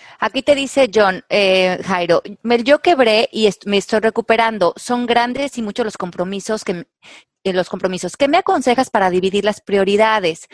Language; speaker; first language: Spanish; native; Spanish